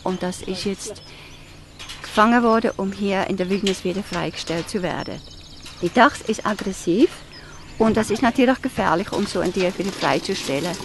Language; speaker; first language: German; non-native, fluent; Afrikaans